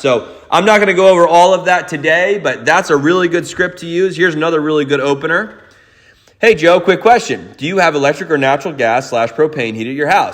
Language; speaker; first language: English; native; English